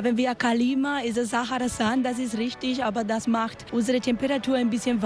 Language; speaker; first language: German; non-native, learner; Spanish